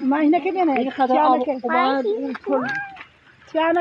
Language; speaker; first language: Persian; non-native, local second language; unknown